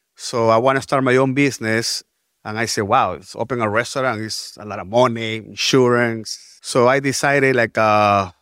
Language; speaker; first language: English; non-native, learner; Spanish